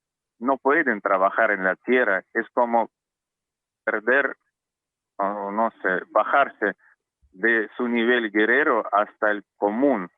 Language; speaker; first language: Spanish; non-native, learner; Russian